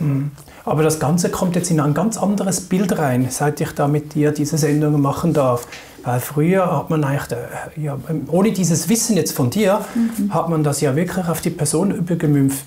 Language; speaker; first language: German; native; German